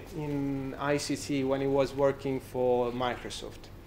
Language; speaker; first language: English; non-native, fluent; Italian